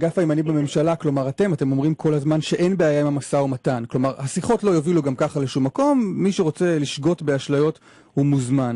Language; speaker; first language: Hebrew; native; Hebrew